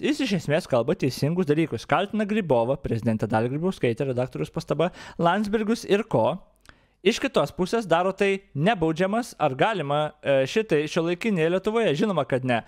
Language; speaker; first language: Lithuanian; native; Lithuanian